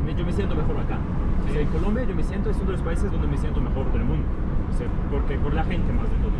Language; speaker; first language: Spanish; non-native, fluent; Russian